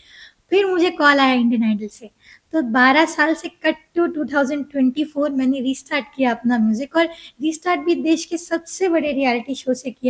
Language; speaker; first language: Hindi; native; Hindi